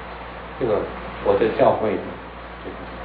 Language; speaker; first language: Chinese; non-native, learner; Korean